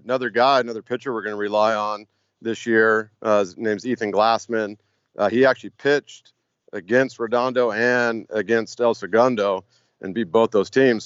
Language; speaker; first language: English; native; English